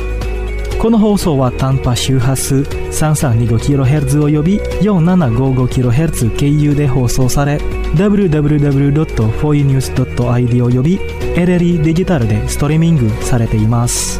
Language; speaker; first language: Japanese; non-native, fluent; Indonesian